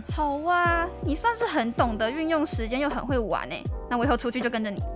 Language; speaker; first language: Chinese; native; Chinese